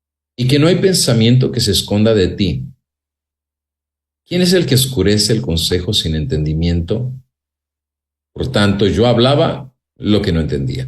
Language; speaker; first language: Spanish; native; Spanish